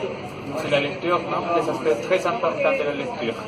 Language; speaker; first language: French; non-native, learner; Spanish